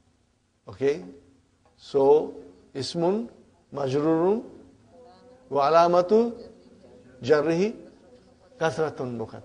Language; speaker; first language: Arabic; non-native, learner; Urdu